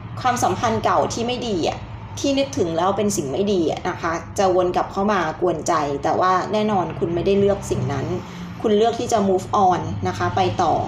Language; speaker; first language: Thai; native; Thai